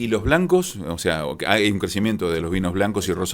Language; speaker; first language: Spanish; native; Spanish